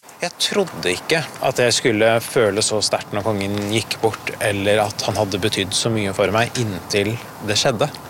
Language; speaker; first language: Norwegian; early bilingual, other home language; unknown